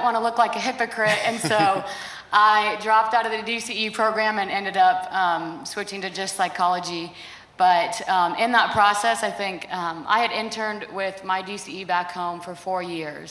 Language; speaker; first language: English; native; English